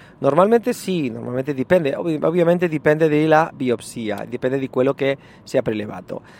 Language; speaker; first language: Italian; non-native, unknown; Spanish